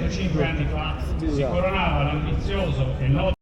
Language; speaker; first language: Italian; native; Italian